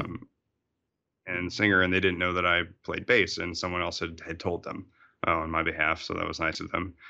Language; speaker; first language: English; native; English